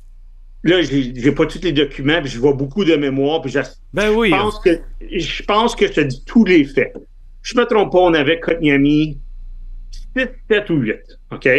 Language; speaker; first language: French; native; French